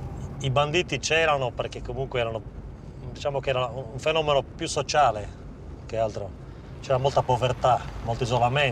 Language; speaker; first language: Italian; native; Italian